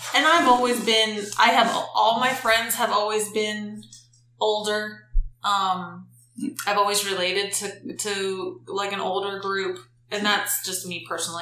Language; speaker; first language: English; native; English